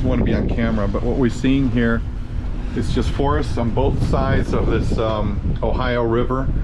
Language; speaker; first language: English; native; English